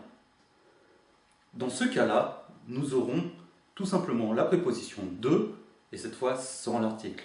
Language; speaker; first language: French; native; French